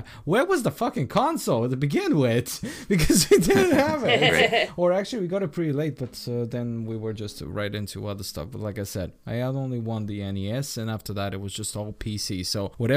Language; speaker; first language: English; non-native, fluent; Bulgarian